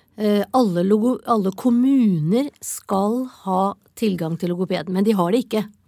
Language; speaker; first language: Norwegian; native; Norwegian